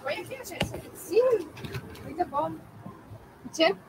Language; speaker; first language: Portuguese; non-native, learner; Polish